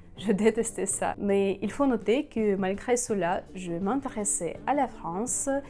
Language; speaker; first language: French; non-native, fluent; Russian